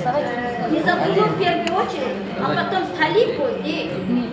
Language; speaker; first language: Russian; non-native, local second language; Uzbek